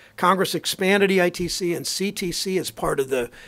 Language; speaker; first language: English; native; English